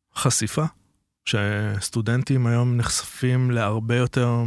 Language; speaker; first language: Hebrew; native; Hebrew